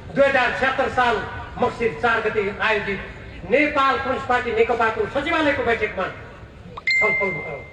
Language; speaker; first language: Nepali; native; Nepali